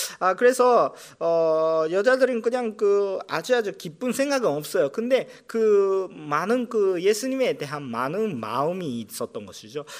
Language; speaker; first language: Korean; non-native, fluent; Japanese